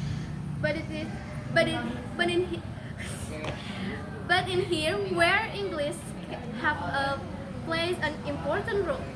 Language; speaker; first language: English; non-native, fluent; Indonesian